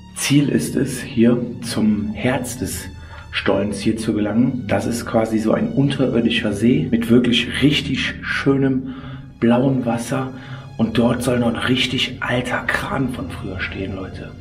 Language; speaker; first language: German; native; German